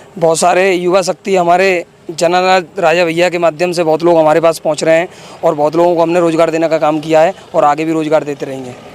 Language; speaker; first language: Hindi; native; Hindi